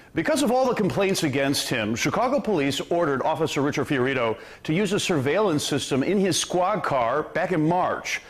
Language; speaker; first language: English; native; English